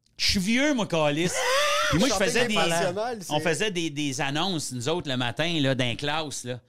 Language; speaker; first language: French; native; French